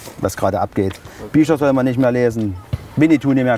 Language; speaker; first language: German; native; German